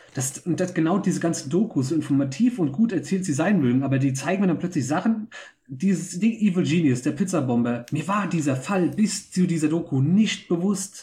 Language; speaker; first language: German; native; German